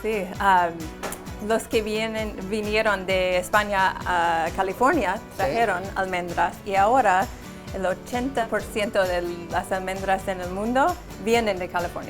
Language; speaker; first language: Spanish; non-native, fluent; English